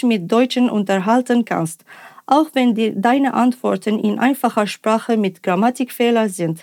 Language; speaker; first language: German; non-native, fluent; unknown